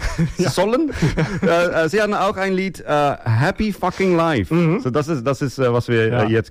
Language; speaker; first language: German; non-native, learner; Dutch